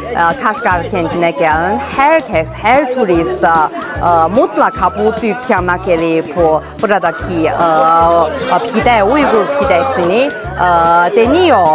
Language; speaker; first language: Turkish; non-native, learner; Chinese